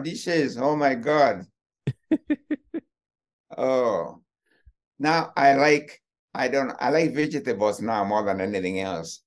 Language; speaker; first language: English; non-native, local second language; Kikuyu